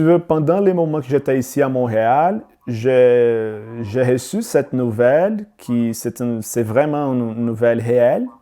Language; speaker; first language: French; non-native, learner; Portuguese